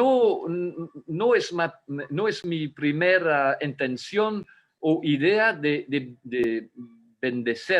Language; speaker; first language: Spanish; non-native, fluent; French